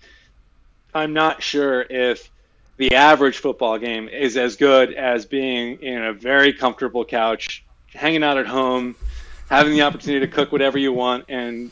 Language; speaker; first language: English; native; English